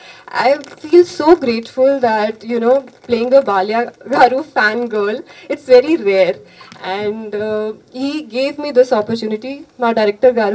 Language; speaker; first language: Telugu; non-native, learner; Hindi